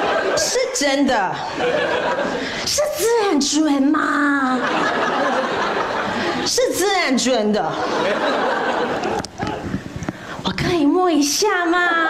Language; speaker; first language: Chinese; non-native, fluent; English